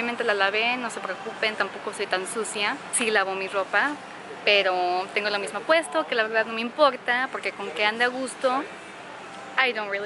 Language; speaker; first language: Spanish; early bilingual, heritage; Spanish